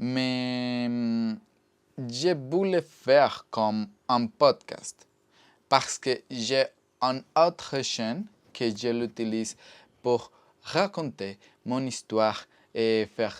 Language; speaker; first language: French; non-native, learner; Spanish